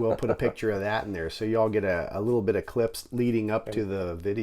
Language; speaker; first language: English; native; English